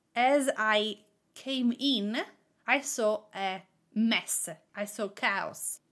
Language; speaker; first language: English; non-native, fluent; Italian